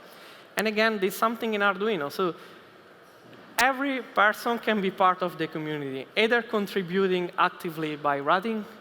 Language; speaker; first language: English; non-native, fluent; Italian